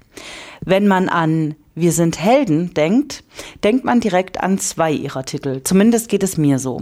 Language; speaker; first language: German; native; German